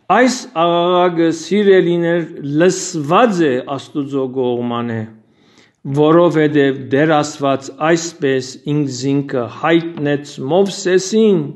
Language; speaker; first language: Armenian; native; Armenian